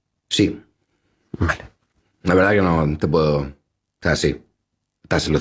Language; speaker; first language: Spanish; native; Spanish